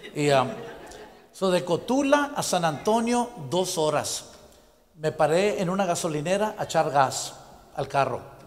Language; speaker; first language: Spanish; native; Spanish